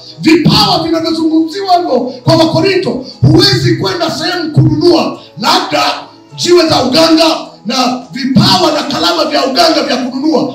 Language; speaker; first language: Swahili; native; Swahili